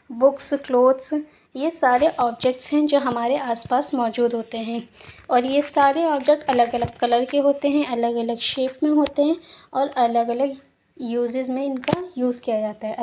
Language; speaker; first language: Hindi; native; Hindi